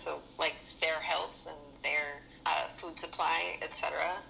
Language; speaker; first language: English; native; English